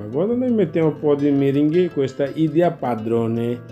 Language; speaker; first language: Italian; non-native, learner; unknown